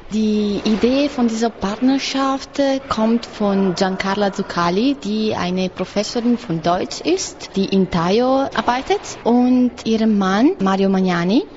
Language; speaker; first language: German; non-native, learner; Italian